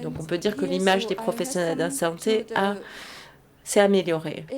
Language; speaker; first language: French; non-native, fluent; Vietnamese